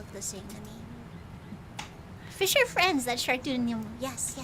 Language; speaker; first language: English; native; English